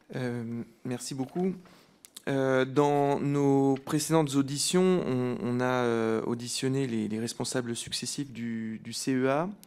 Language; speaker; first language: French; native; French